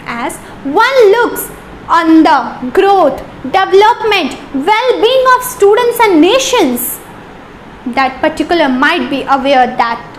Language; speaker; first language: English; non-native, local second language; Hindi